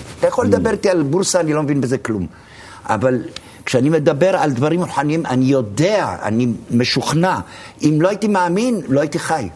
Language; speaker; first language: Hebrew; early bilingual, other home language; Arabic